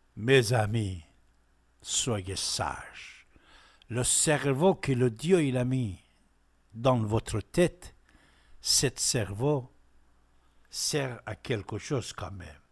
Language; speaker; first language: French; non-native, fluent; Persian